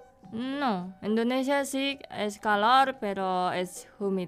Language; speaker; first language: Catalan; non-native, learner; Indonesian